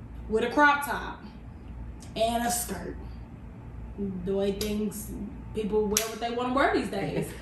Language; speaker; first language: English; native; English